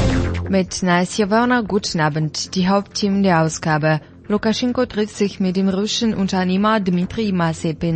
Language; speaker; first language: German; non-native, fluent; Russian